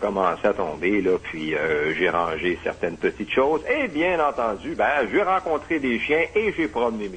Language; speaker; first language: French; native; French